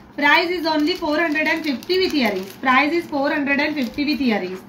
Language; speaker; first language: Hindi; non-native, local second language; Marathi